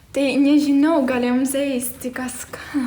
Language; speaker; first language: Lithuanian; early bilingual, heritage; Spanish